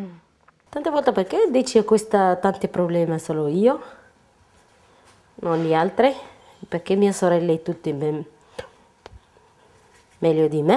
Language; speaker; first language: Italian; non-native, learner; Arabic